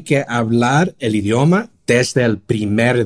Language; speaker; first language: Spanish; non-native, fluent; English